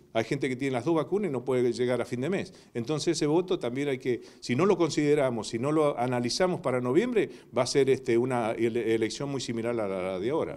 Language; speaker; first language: Spanish; native; Spanish